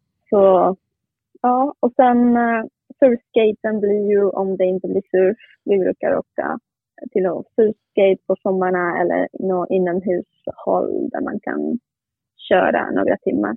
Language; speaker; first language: Swedish; non-native, fluent; Spanish